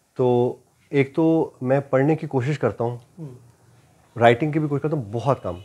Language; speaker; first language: Urdu; non-native, local second language; Punjabi